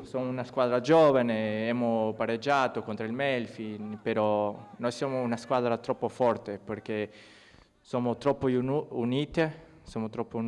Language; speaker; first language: Italian; non-native, learner; Portuguese